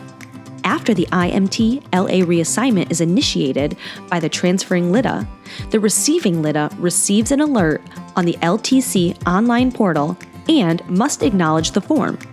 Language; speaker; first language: English; native; English